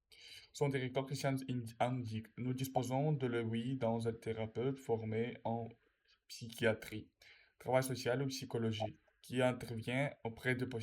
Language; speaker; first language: French; non-native, learner; Russian